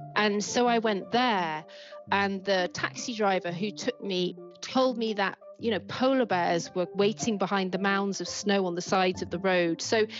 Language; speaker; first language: English; native; English